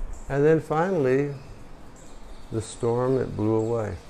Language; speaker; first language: English; native; English